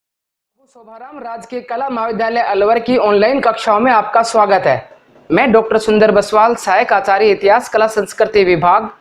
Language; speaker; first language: Hindi; native; Hindi